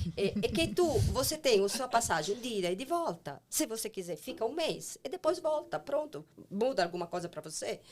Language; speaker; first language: Portuguese; non-native, fluent; Italian